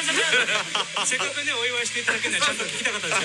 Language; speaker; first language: Japanese; native; Japanese